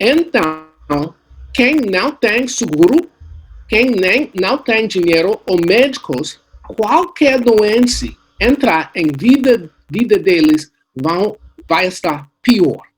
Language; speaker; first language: Portuguese; non-native, learner; English